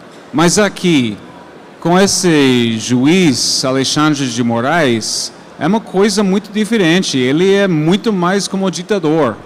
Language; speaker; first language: Portuguese; non-native, fluent; English